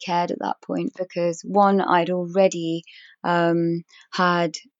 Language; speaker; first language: English; native; English